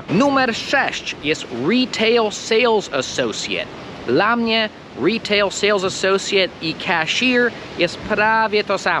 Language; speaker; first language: Polish; early bilingual, heritage; Polish